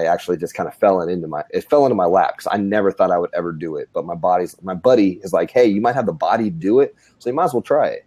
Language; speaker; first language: English; native; English